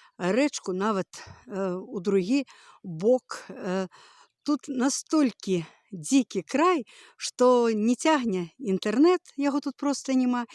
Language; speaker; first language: Belarusian; native; Belarusian